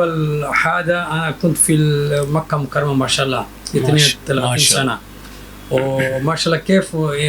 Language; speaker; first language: Arabic; non-native, fluent; Urdu